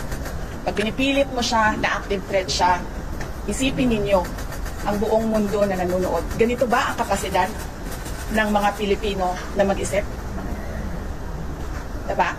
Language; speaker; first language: Filipino; non-native, local second language; Cebuano